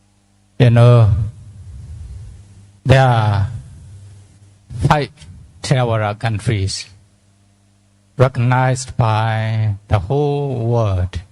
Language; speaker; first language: English; non-native, fluent; Burmese